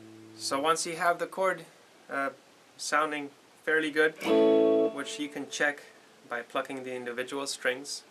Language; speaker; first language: English; native; English